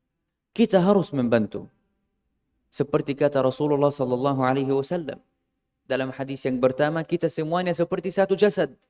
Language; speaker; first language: Indonesian; non-native, fluent; Arabic